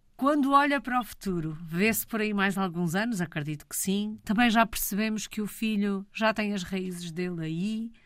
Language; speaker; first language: Portuguese; native; Portuguese